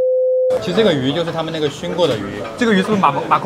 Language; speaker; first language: Chinese; native; Chinese